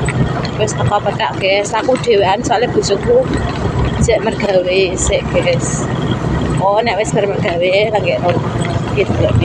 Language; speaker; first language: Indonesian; non-native, local second language; Javanese